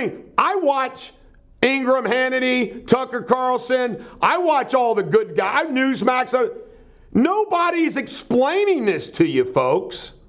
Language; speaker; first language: English; native; English